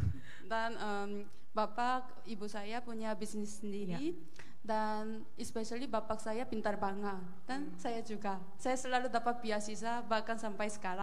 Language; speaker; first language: Indonesian; non-native, learner; Korean